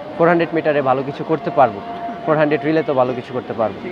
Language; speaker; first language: Bangla; native; Bangla